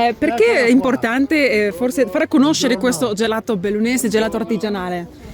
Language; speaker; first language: Italian; early bilingual, heritage; Italian